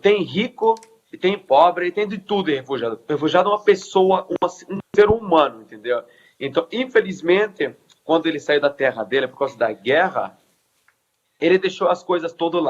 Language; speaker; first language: Portuguese; non-native, fluent; Arabic